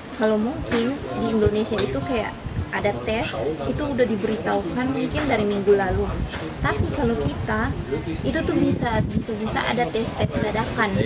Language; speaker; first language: Indonesian; native; Indonesian